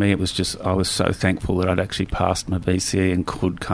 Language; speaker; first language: English; native; English